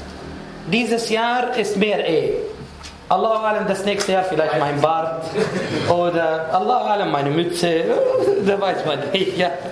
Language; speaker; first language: German; non-native, fluent; Arabic